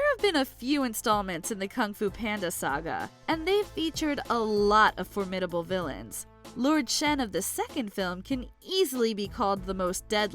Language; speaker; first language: English; native; English